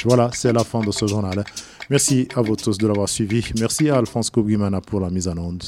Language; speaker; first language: French; non-native, local second language; Rundi